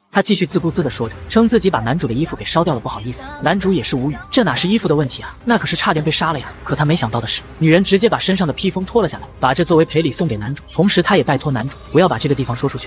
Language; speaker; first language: Chinese; native; Chinese